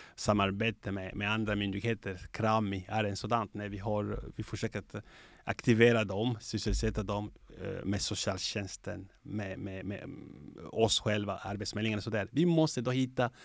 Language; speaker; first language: Swedish; non-native, fluent; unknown